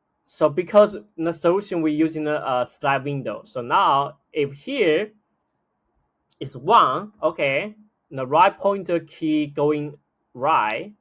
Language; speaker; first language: English; non-native, fluent; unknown